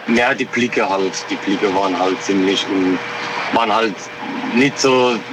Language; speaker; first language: German; native; German